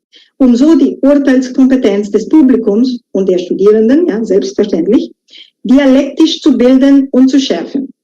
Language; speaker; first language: German; non-native, fluent; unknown